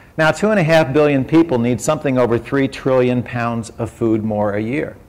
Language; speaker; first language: English; native; English